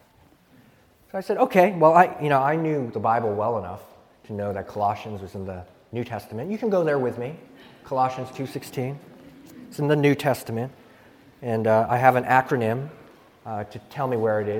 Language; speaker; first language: English; native; English